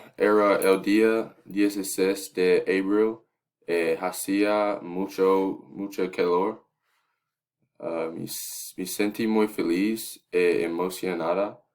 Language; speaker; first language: Spanish; non-native, learner; English